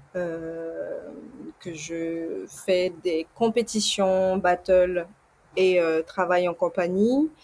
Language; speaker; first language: French; early bilingual, other home language; Portuguese